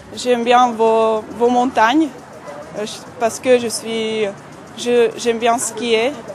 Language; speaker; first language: French; non-native, fluent; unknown